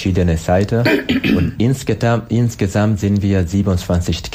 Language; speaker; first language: German; non-native, learner; Swahili